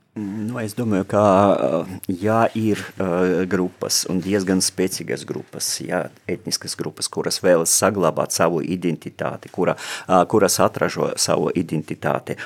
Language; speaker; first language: Latvian; non-native, local second language; Russian